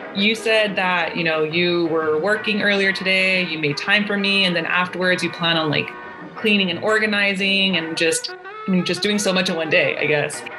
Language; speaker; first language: English; native; English